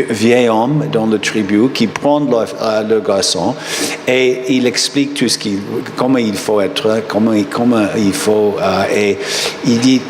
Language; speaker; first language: French; non-native, fluent; English